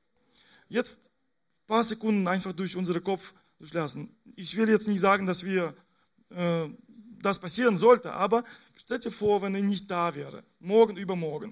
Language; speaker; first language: German; non-native, fluent; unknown